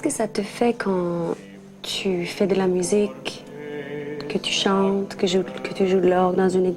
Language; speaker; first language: French; native; French